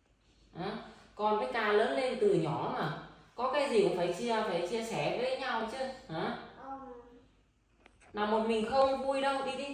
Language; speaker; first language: Vietnamese; native; Vietnamese